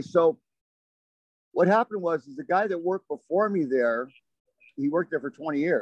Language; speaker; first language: English; native; English